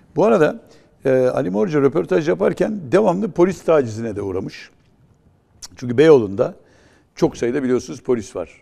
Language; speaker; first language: Turkish; native; Turkish